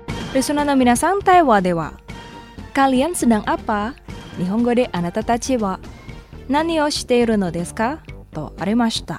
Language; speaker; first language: Japanese; non-native, fluent; Indonesian